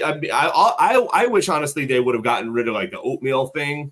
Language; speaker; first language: English; native; English